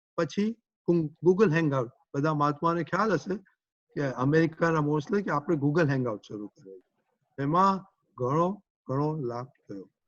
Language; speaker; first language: Gujarati; early bilingual, heritage; Gujarati